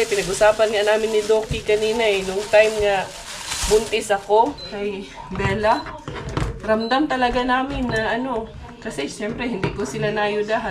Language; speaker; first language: Filipino; non-native, local second language; Cebuano